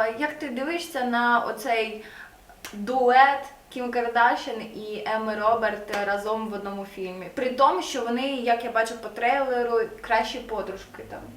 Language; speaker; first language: Ukrainian; non-native, local second language; Russian